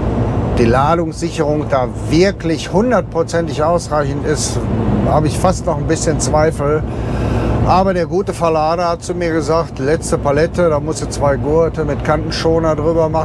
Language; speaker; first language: German; native; German